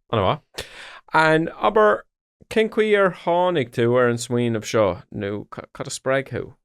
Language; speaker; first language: Irish; non-native, local second language; English